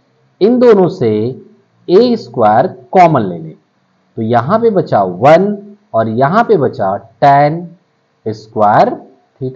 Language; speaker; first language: Hindi; native; Hindi